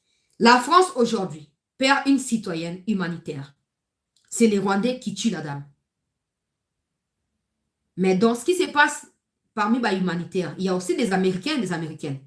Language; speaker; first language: French; non-native, local second language; Lingala